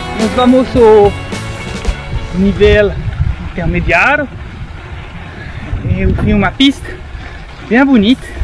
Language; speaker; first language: Portuguese; non-native, learner; French